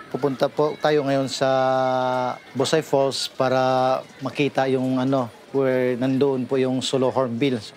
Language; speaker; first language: Filipino; non-native, local second language; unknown